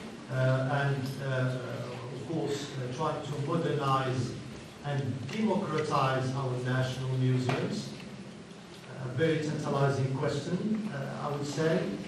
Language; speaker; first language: English; non-native, fluent; Arabic